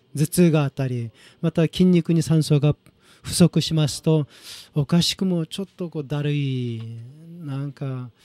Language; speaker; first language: Japanese; non-native, fluent; Korean